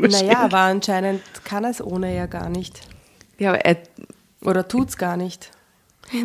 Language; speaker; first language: German; native; German